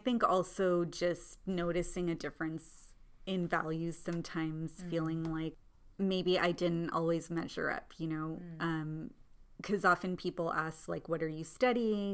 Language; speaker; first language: English; native; English